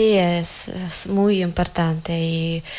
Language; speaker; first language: Spanish; non-native, learner; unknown